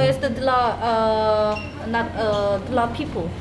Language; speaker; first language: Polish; non-native, learner; Korean